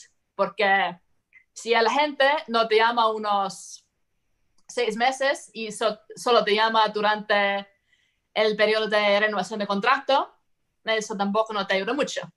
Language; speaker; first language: Spanish; non-native, fluent; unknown